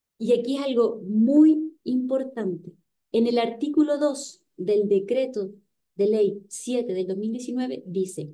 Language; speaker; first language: Spanish; native; Spanish